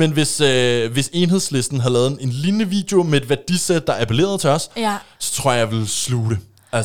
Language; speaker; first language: Danish; native; Danish